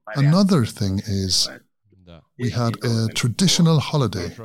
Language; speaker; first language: English; non-native, fluent; Azerbaijani